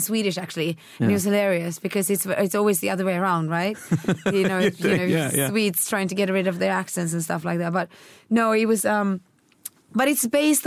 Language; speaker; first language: English; early bilingual, other home language; Swedish